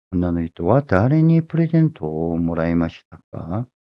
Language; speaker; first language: Japanese; non-native, fluent; Korean